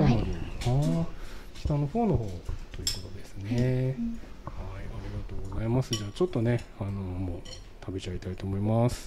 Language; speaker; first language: Japanese; native; Japanese